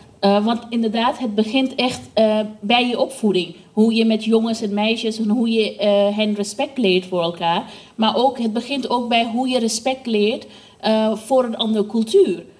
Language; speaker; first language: Dutch; non-native, fluent; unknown